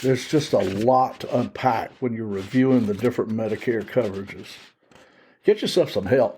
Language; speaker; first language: English; native; English